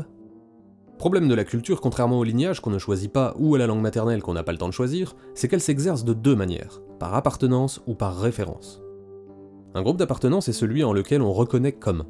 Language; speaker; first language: French; native; French